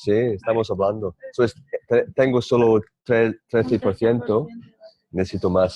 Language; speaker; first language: Spanish; non-native, learner; English